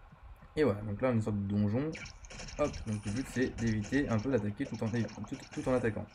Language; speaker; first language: French; native; French